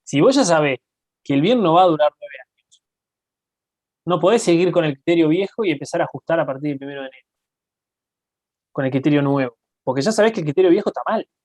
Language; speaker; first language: Spanish; native; Spanish